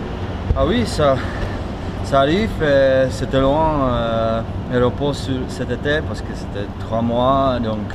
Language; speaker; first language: French; non-native, learner; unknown